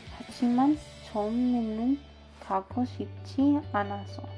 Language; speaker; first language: Korean; non-native, learner; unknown